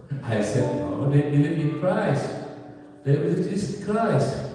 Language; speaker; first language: English; non-native, learner; Indonesian